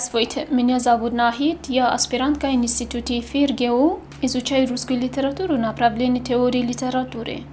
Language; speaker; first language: Russian; non-native, fluent; Persian